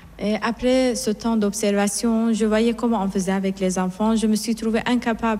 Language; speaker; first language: French; non-native, fluent; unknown